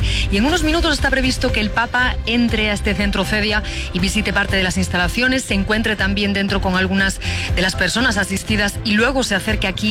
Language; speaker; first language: Spanish; native; Spanish